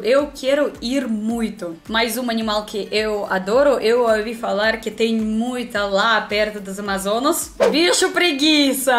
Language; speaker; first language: Portuguese; non-native, learner; Russian